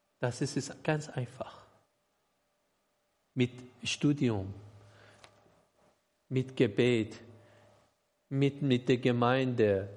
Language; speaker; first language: German; non-native, learner; Persian